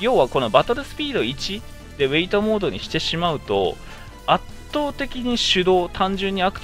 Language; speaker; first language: Japanese; native; Japanese